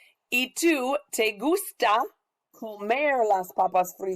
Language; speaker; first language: Spanish; non-native, fluent; English